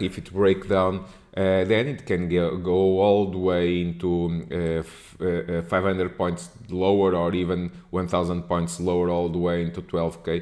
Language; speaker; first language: English; non-native, fluent; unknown